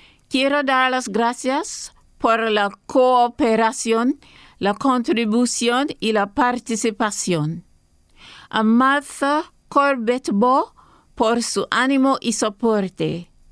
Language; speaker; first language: Spanish; non-native, fluent; English